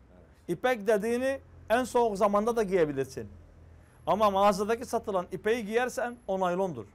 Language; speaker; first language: Turkish; native; Turkish